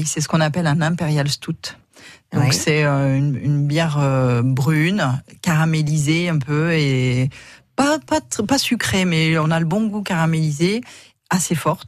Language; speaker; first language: French; native; French